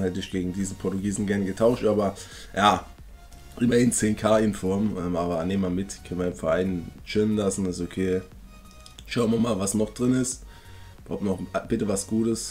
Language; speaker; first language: German; native; German